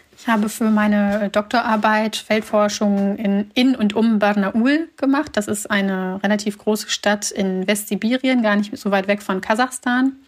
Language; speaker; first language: German; early bilingual, other home language; Russian